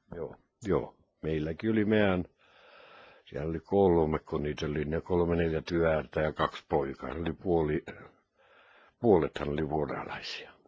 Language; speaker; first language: Finnish; non-native, local second language; Norwegian